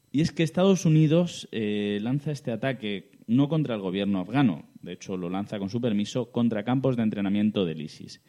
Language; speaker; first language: Spanish; native; Spanish